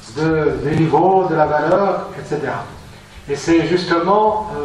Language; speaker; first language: French; non-native, local second language; Arabic